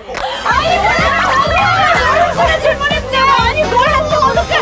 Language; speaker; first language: Korean; non-native, fluent; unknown